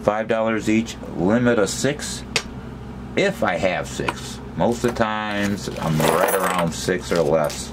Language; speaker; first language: English; native; English